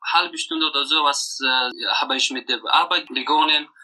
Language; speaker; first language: German; non-native, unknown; Persian